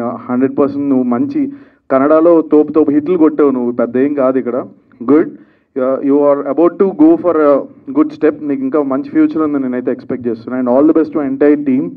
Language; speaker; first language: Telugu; native; Telugu